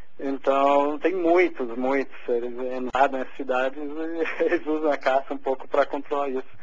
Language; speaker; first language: Portuguese; non-native, fluent; English